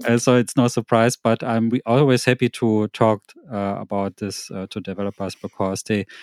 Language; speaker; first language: English; non-native, fluent; German